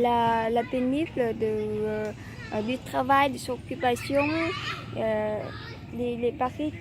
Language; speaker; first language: French; non-native, learner; Vietnamese